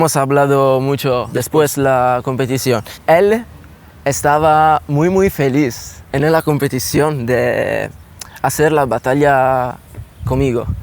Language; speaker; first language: Spanish; non-native, learner; Italian